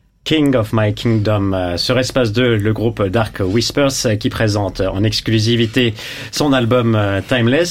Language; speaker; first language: French; native; French